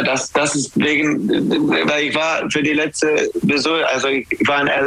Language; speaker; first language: German; non-native, fluent; English